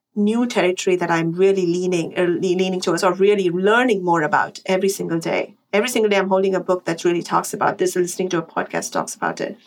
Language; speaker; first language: English; non-native, local second language; Tamil